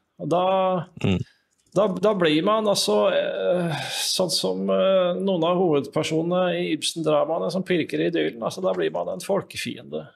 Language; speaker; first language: Norwegian; native; Norwegian